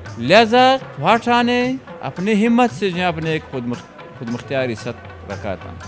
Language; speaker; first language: Urdu; non-native, local second language; Pashto